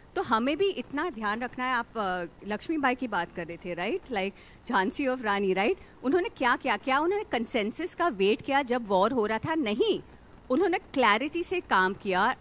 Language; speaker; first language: Hindi; native; Hindi